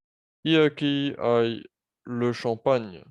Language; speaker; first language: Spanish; non-native, fluent; French